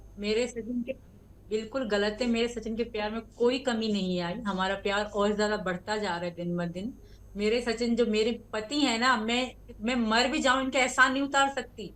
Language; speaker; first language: Urdu; non-native, local second language; Sindhi